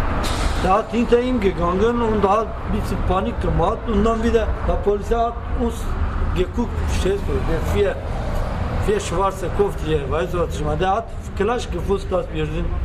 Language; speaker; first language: German; non-native, learner; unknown